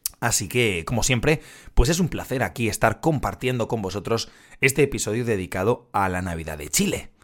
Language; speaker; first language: Spanish; native; Spanish